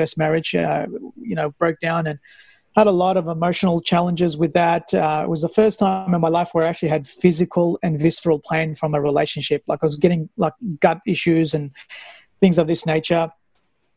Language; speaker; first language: English; early bilingual, other home language; Persian